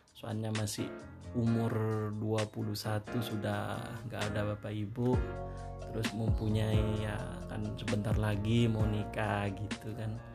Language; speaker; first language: Indonesian; non-native, local second language; Madurese